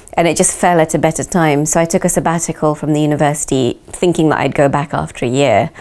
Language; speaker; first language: English; native; English